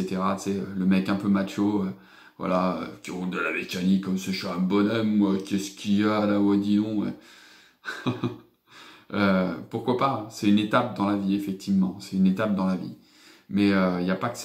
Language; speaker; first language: French; native; French